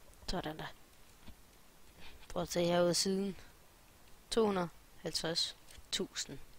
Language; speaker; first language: Danish; native; Danish